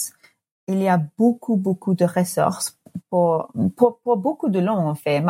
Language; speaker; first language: French; non-native, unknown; English